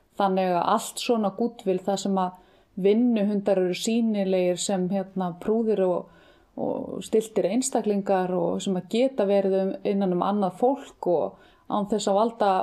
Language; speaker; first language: Icelandic; native; Icelandic